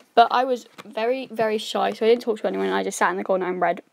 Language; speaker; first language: English; native; English